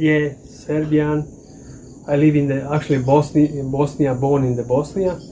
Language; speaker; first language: English; non-native, learner; Serbian